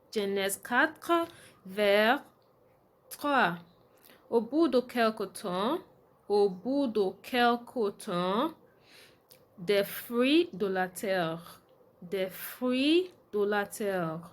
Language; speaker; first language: French; non-native, fluent; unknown